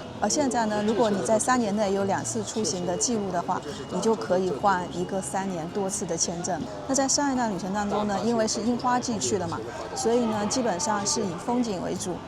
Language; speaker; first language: Chinese; native; Chinese